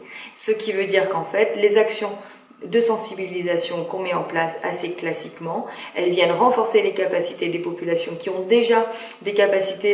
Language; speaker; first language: French; native; French